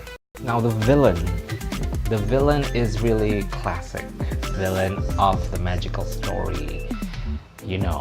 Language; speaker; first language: English; non-native, fluent; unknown